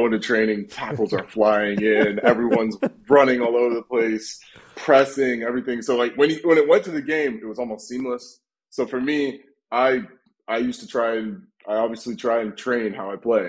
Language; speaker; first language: English; native; English